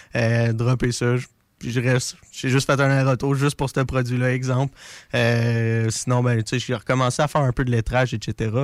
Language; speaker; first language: French; native; French